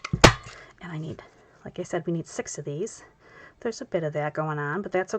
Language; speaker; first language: English; native; English